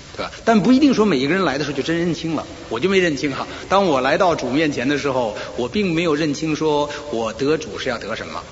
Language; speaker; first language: Chinese; native; Chinese